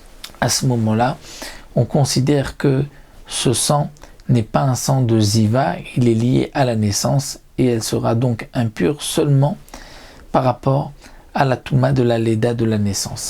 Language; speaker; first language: French; native; French